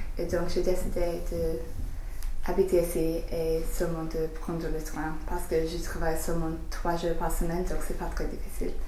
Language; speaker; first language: French; non-native, learner; English